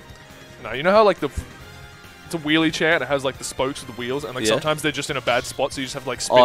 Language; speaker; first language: English; native; English